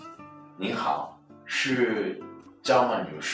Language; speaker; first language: Chinese; non-native, learner; Swahili